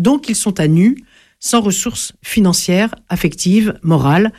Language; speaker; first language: French; native; French